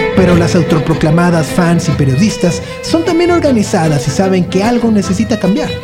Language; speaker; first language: Spanish; native; Spanish